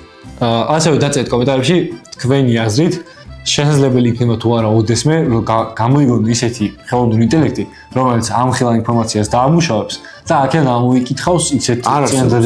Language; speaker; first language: Georgian; native; Georgian